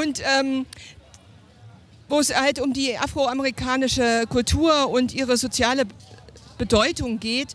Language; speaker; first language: German; native; German